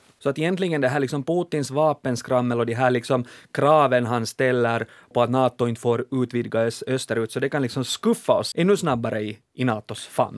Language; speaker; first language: Swedish; native; Swedish